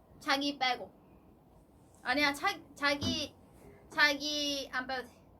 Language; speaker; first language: Korean; non-native, fluent; Thai